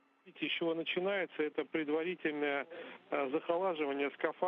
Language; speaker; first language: Russian; native; Russian